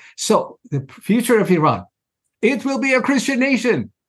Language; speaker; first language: English; non-native, fluent; Persian